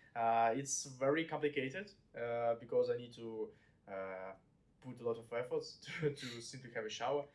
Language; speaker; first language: English; non-native, learner; Russian